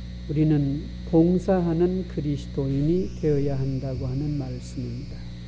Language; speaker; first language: Korean; native; Korean